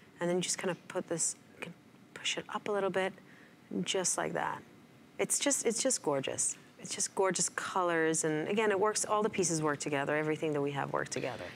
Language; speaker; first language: English; non-native, fluent; Hebrew